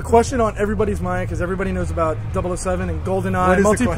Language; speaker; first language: English; native; English